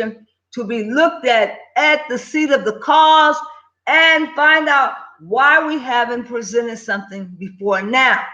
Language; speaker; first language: English; native; English